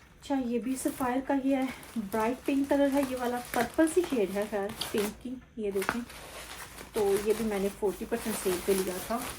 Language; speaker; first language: Urdu; native; Urdu